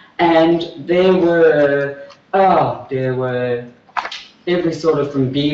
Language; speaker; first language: English; native; English